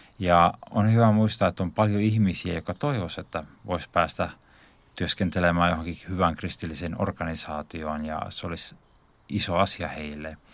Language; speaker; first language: Finnish; native; Finnish